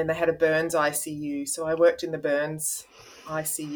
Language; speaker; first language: English; native; English